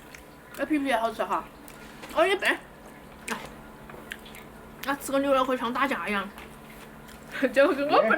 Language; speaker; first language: Chinese; native; Chinese